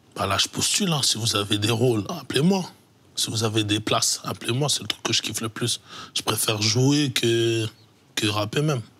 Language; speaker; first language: French; native; French